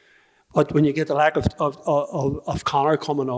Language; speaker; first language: English; native; English